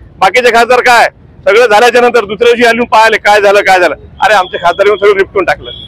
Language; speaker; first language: Marathi; non-native, local second language; Lambadi